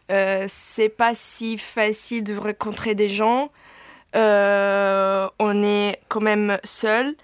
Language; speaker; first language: French; non-native, fluent; Italian